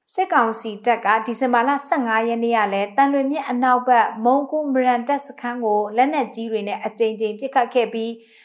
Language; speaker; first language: Burmese; native; Burmese